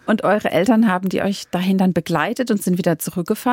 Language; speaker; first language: German; native; German